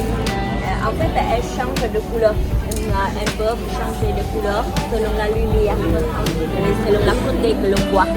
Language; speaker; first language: French; non-native, fluent; Vietnamese